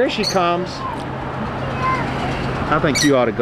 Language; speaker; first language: English; native; English